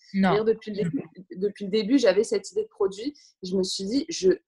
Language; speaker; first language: French; native; French